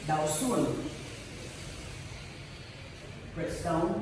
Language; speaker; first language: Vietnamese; non-native, learner; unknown